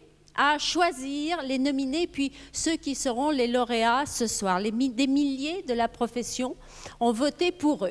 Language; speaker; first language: French; native; French